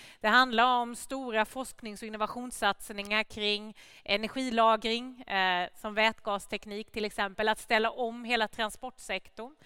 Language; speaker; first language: Swedish; native; Swedish